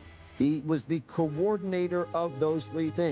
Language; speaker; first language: English; native; English